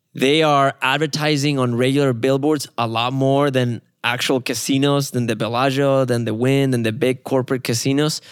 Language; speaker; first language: English; non-native, fluent; Spanish